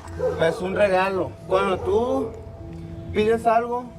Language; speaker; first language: Spanish; native; Spanish